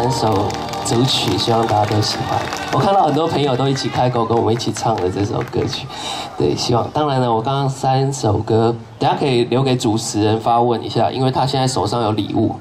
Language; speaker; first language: Chinese; native; Chinese